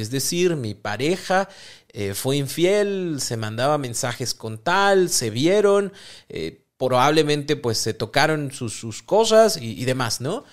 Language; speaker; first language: Spanish; native; Spanish